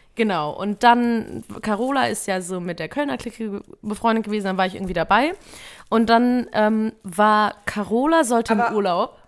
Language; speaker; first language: German; early bilingual, other home language; Vietnamese